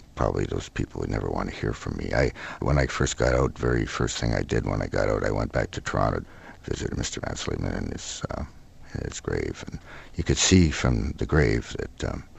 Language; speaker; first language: English; native; English